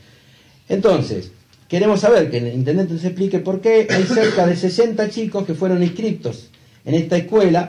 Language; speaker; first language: Spanish; native; Spanish